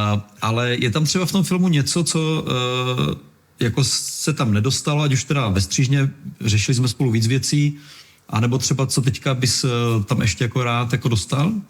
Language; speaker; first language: Czech; native; Czech